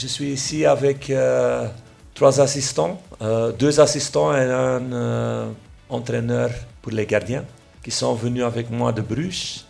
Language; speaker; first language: French; non-native, local second language; Dutch